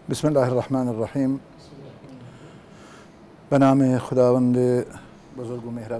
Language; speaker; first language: Persian; non-native, local second language; Kurdish